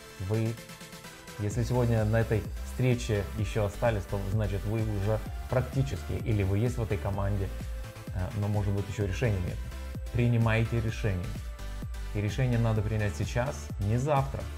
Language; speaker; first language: Russian; non-native, learner; Lithuanian